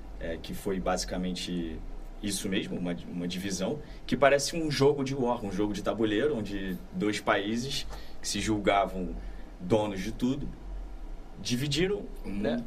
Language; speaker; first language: Portuguese; native; Portuguese